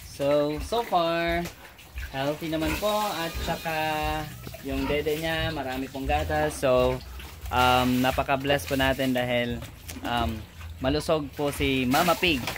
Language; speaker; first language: Filipino; non-native, local second language; Cebuano